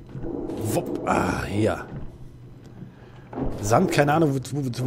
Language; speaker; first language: German; native; German